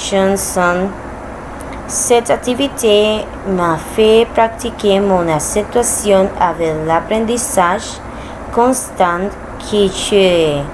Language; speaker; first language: French; non-native, learner; Spanish